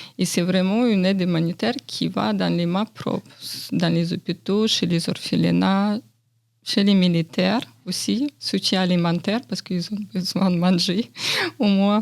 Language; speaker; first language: French; non-native, fluent; Ukrainian